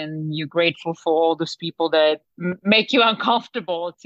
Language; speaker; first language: English; non-native, fluent; French